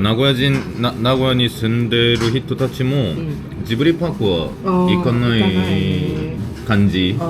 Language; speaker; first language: Japanese; non-native, fluent; Korean